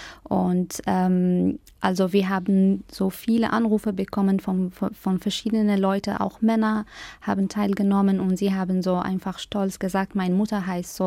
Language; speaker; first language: German; non-native, fluent; Arabic